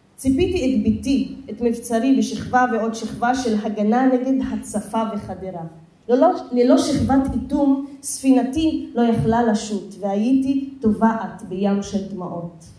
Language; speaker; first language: Hebrew; non-native, local second language; Arabic